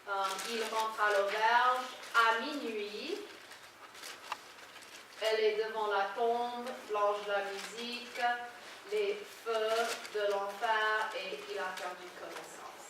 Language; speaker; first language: French; non-native, fluent; English